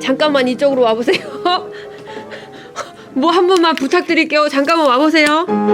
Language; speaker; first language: Korean; non-native, fluent; Chinese